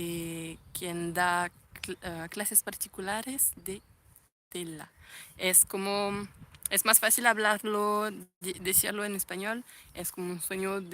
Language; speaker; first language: Spanish; non-native, fluent; French